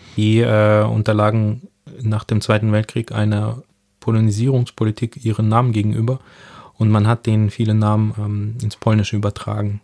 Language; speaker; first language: German; early bilingual, other home language; Russian